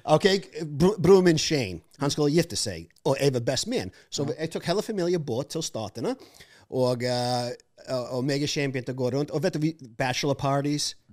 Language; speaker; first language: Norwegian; non-native, fluent; English